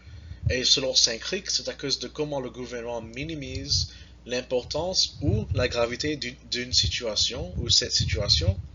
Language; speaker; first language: French; non-native, learner; English